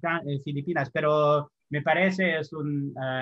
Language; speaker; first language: Spanish; non-native, fluent; English